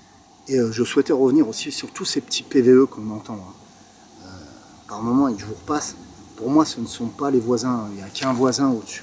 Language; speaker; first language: French; native; French